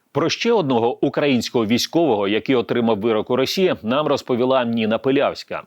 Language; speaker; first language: Ukrainian; native; Ukrainian